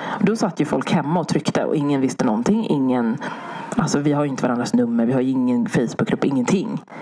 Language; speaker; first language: Swedish; early bilingual, other home language; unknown